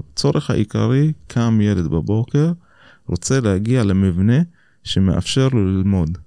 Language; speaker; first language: Hebrew; non-native, local second language; Arabic